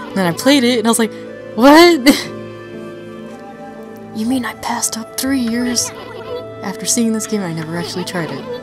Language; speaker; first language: English; native; English